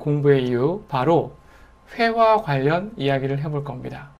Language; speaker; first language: Korean; native; Korean